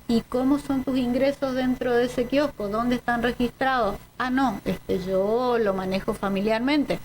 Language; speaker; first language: Spanish; native; Spanish